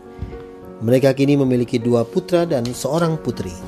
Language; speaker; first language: Indonesian; native; Indonesian